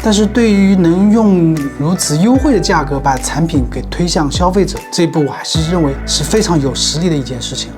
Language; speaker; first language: Chinese; native; Chinese